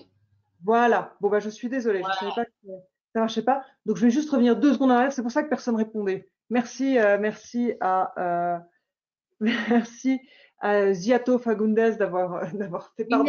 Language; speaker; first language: French; native; French